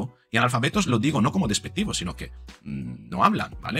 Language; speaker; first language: Spanish; native; Spanish